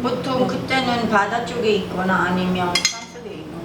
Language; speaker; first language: Korean; non-native, fluent; Italian